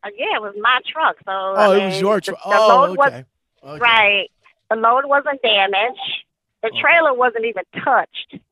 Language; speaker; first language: English; native; English